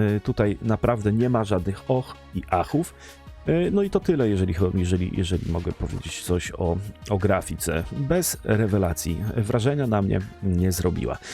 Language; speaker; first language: Polish; native; Polish